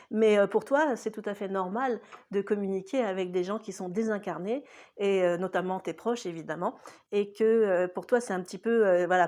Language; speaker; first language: French; native; French